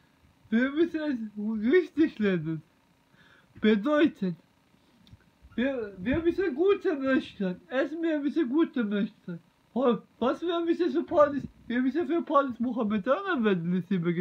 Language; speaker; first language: German; non-native, learner; Turkish